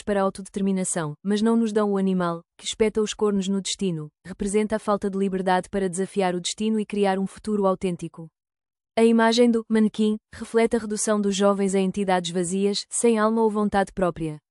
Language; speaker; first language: Portuguese; native; Portuguese